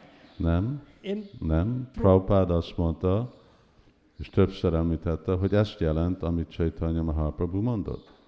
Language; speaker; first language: Hungarian; early bilingual, heritage; Hungarian